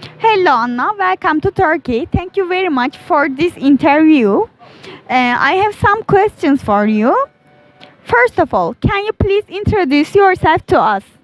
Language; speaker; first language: English; non-native, learner; Turkish